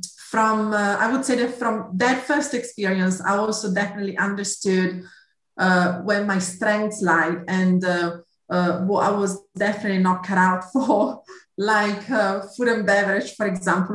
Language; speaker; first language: English; non-native, fluent; Italian